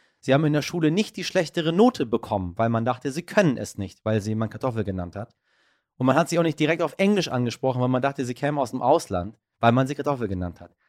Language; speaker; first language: German; early bilingual, other home language; Persian